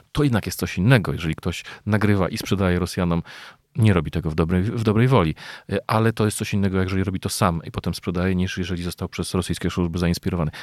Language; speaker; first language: Polish; native; Polish